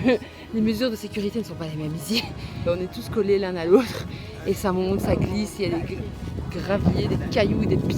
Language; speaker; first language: French; native; French